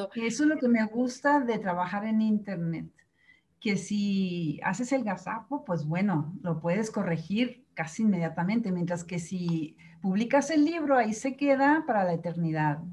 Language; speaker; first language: Spanish; native; Spanish